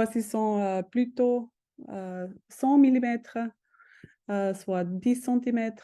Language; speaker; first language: French; non-native, fluent; German